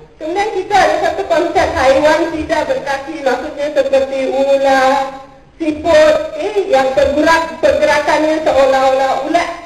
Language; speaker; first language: Malay; non-native, local second language; Tamil